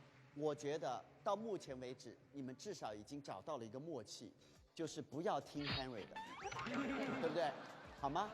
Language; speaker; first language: Chinese; native; Chinese